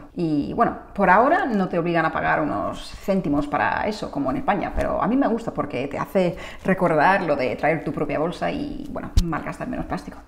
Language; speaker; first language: Spanish; non-native, fluent; English